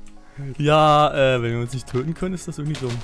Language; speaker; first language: German; native; German